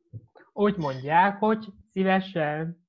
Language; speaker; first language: Hungarian; non-native, fluent; Indonesian